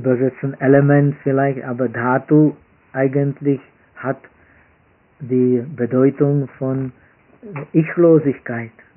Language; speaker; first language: German; non-native, fluent; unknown